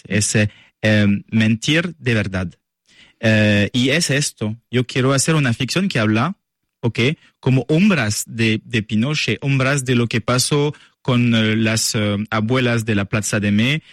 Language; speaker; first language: Spanish; non-native, learner; French